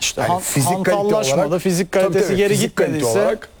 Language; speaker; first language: Turkish; native; Turkish